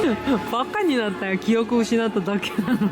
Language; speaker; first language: Japanese; non-native, fluent; Korean